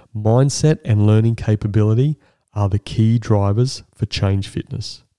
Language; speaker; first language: English; native; English